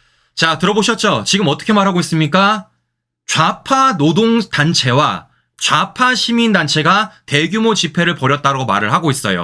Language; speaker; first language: Korean; native; Korean